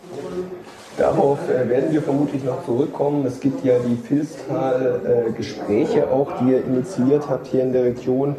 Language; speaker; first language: German; native; German